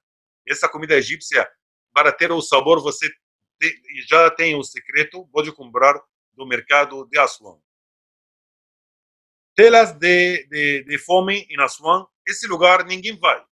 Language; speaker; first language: Portuguese; non-native, fluent; Arabic